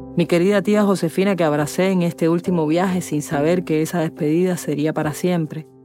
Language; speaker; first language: Spanish; native; Spanish